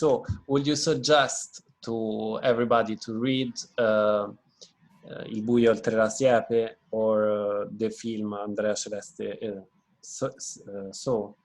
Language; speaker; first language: English; non-native, fluent; Italian